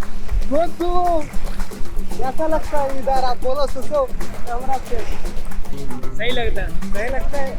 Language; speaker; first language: Hindi; non-native, learner; Bangla